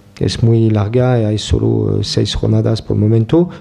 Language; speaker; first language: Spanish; non-native, learner; French